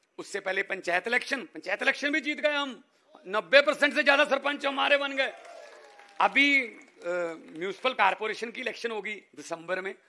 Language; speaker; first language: Hindi; non-native, local second language; Punjabi